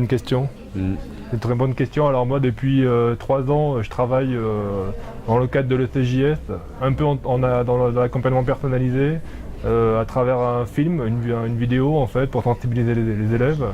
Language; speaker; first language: French; native; French